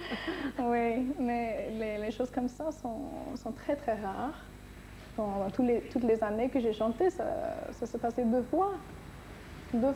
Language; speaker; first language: French; non-native, fluent; English